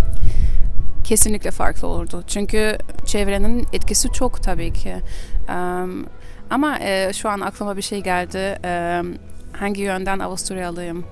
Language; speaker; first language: Turkish; early bilingual, heritage; German